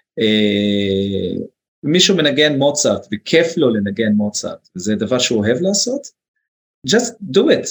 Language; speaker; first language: Hebrew; non-native, local second language; Arabic